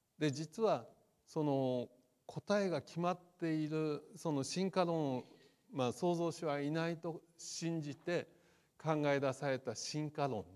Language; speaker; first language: Japanese; native; Japanese